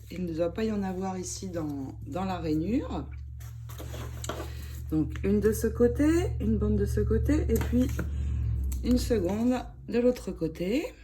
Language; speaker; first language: French; native; French